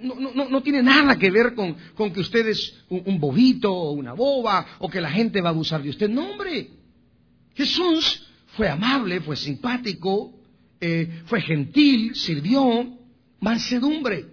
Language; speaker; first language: Spanish; native; Spanish